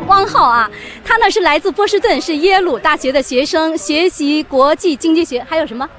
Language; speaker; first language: Chinese; native; Chinese